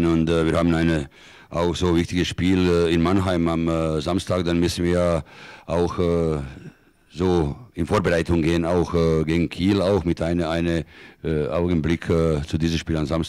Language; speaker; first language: German; non-native, fluent; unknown